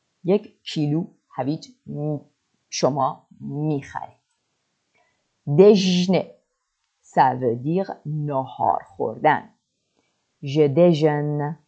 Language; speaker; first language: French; non-native, fluent; Persian